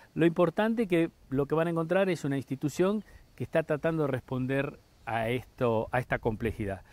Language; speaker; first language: Spanish; native; Spanish